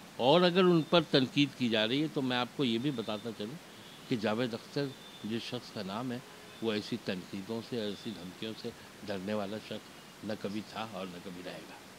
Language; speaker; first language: Urdu; native; Urdu